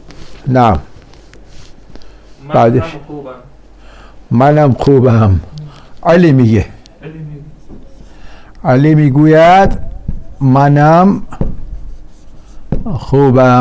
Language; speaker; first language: Persian; non-native, fluent; Urdu